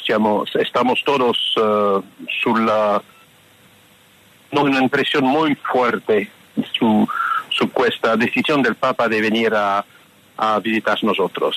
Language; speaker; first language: Spanish; non-native, fluent; French